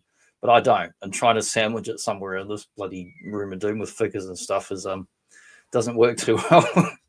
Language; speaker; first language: English; native; English